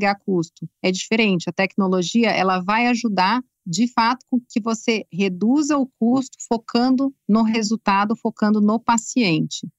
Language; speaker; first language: Portuguese; native; Portuguese